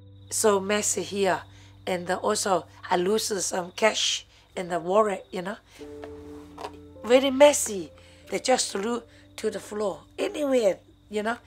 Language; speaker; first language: English; non-native, learner; Chinese